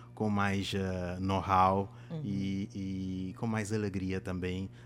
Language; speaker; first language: Portuguese; non-native, local second language; Kabuverdianu